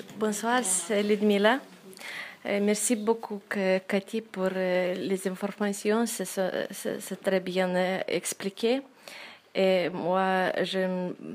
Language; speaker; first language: French; non-native, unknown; Romanian